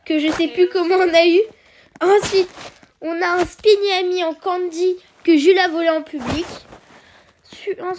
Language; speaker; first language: French; native; French